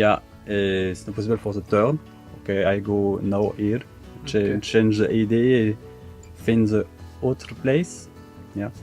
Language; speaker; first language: English; non-native, learner; French